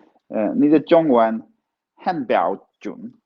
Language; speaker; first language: Chinese; non-native, learner; Swedish